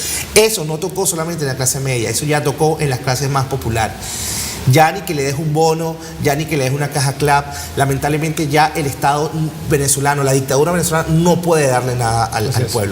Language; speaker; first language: Spanish; native; Spanish